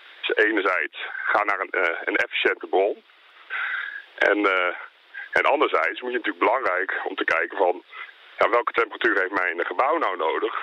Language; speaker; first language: Dutch; native; Dutch